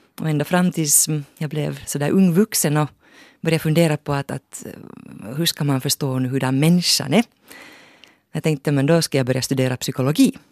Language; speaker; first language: Swedish; native; Swedish